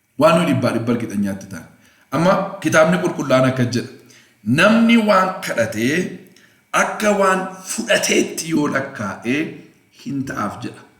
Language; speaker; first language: Oromo; non-native, local second language; Amharic